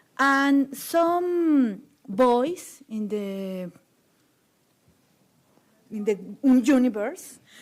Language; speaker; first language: English; non-native, learner; Spanish